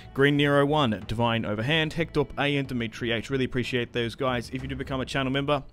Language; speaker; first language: English; native; English